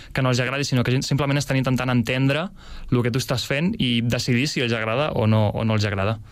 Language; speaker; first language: Catalan; native; Catalan